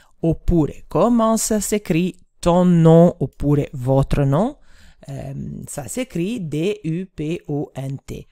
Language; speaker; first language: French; non-native, fluent; Italian